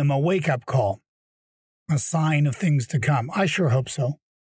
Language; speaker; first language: English; native; English